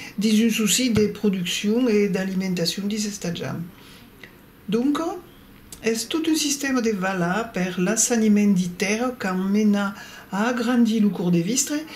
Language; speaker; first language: Occitan; non-native, local second language; French